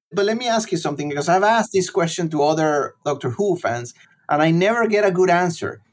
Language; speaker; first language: English; non-native, fluent; Spanish